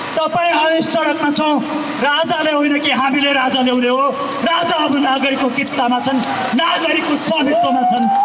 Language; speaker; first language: Nepali; native; Nepali